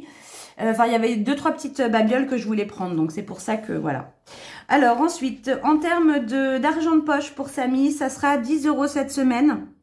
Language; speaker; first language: French; native; French